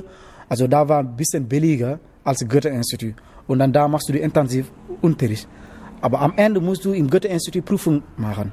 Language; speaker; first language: German; non-native, learner; Wolof